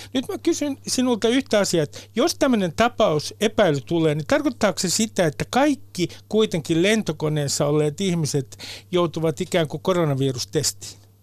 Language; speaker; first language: Finnish; native; Finnish